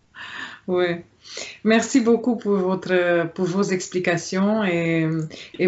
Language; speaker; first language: French; non-native, fluent; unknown